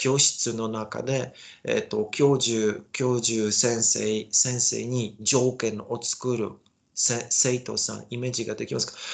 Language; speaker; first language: Japanese; non-native, learner; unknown